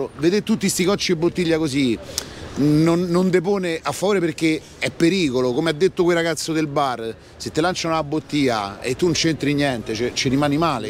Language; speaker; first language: Italian; native; Italian